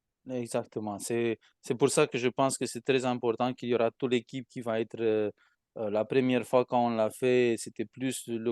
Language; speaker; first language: French; non-native, fluent; Romanian